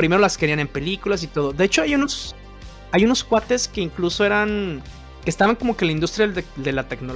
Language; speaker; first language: Spanish; native; Spanish